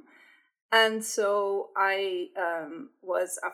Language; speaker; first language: English; non-native, fluent; German